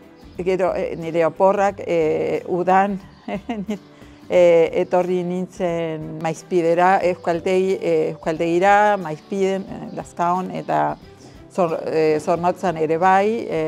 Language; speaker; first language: Basque; non-native, learner; Spanish